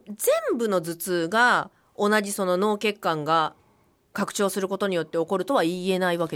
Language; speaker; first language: Japanese; native; Japanese